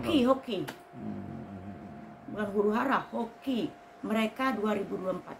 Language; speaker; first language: Indonesian; native; Indonesian